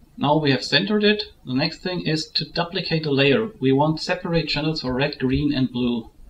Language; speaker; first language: English; non-native, fluent; German